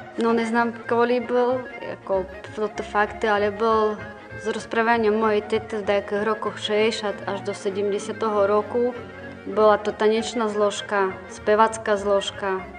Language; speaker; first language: Slovak; non-native, local second language; Rusyn